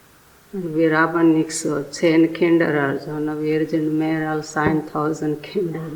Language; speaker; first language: German; non-native, learner; Telugu